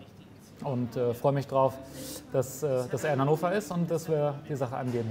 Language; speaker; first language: German; native; German